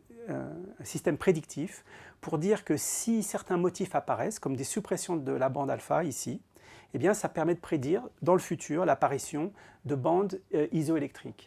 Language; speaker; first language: French; native; French